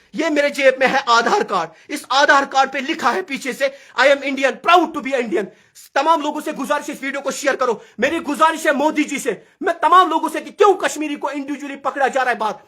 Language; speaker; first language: Urdu; non-native, local second language; Kashmiri